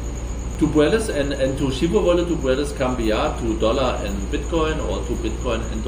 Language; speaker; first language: Spanish; non-native, learner; German